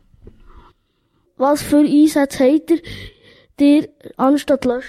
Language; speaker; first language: German; native; German